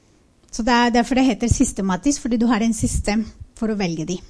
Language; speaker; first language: Norwegian; non-native, fluent; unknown